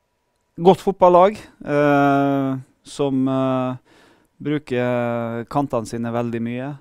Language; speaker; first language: Norwegian; native; Norwegian